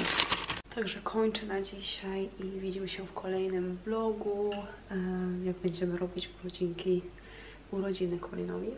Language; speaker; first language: Polish; native; Polish